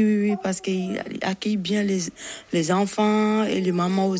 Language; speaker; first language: French; non-native, learner; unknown